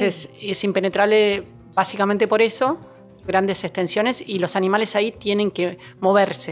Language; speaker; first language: Spanish; native; Spanish